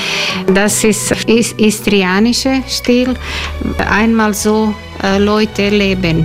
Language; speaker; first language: German; non-native, learner; Croatian